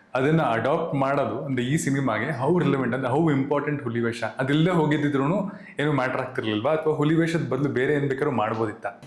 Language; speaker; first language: Kannada; native; Kannada